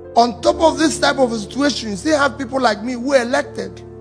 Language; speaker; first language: English; non-native, local second language; Igbo